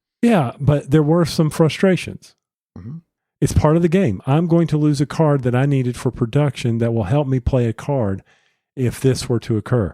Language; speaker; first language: English; native; English